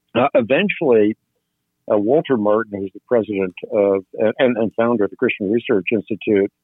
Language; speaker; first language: English; non-native, fluent; Dutch